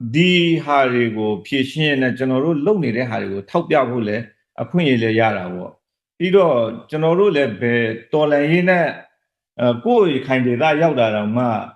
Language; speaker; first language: Burmese; native; Burmese